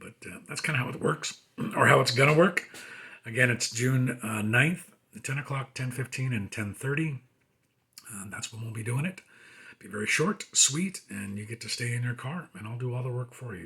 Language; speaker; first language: English; native; English